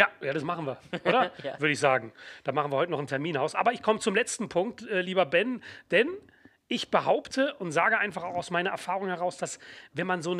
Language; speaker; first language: German; native; German